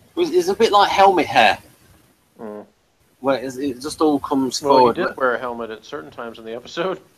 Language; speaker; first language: English; native; English